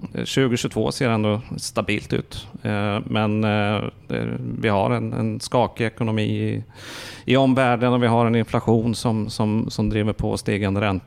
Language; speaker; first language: Swedish; native; Swedish